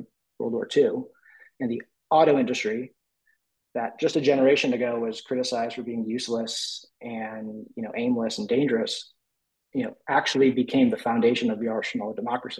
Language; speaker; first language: English; native; English